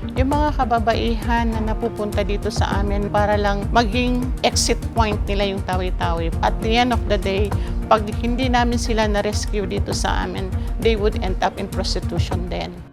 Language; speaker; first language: Filipino; non-native, local second language; Tausug